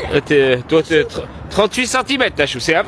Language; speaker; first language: French; native; French